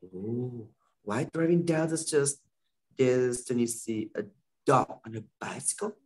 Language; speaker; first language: English; non-native, fluent; Vietnamese